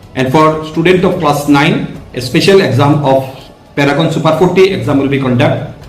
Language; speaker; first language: English; non-native, local second language; Bangla